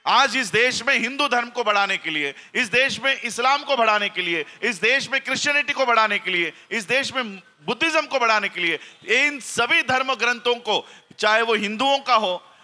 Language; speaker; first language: Hindi; native; Hindi